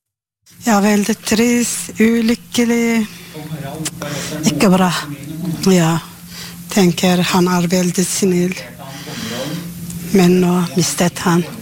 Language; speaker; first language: Norwegian; non-native, learner; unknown